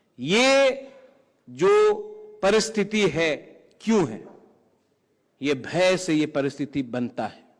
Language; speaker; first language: Hindi; non-native, local second language; Kok Borok